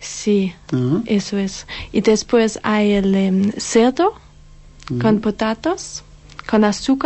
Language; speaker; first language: Spanish; non-native, learner; Danish